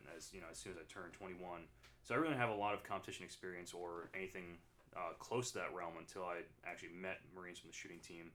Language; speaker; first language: English; native; English